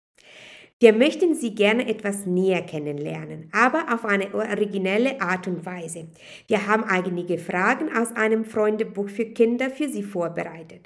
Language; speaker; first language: German; non-native, fluent; Italian